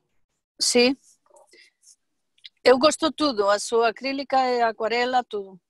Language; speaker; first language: Portuguese; non-native, learner; Spanish